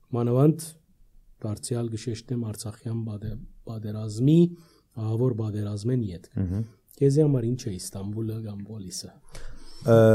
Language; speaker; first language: Armenian; early bilingual, heritage; Armenian